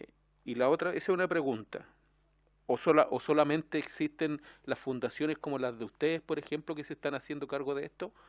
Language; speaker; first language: Spanish; native; Spanish